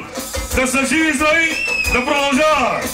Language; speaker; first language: Bulgarian; non-native, local second language; Turkish